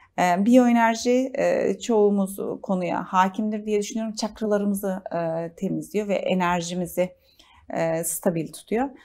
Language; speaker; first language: Turkish; native; Turkish